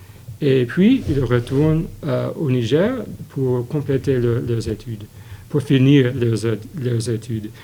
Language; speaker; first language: French; non-native, fluent; English